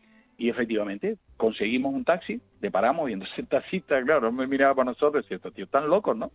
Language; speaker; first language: Spanish; native; Spanish